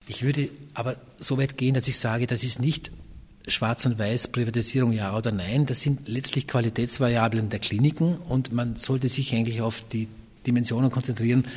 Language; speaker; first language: German; native; German